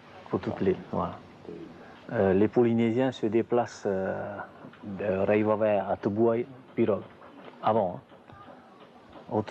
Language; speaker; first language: French; non-native, local second language; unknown